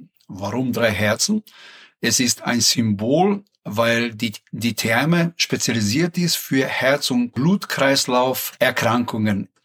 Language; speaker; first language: German; non-native, fluent; Slovenian